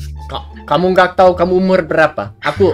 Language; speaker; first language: Indonesian; non-native, learner; English